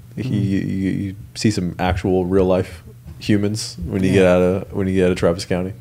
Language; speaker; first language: English; native; English